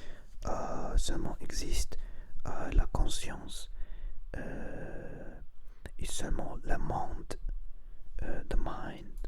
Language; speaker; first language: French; non-native, learner; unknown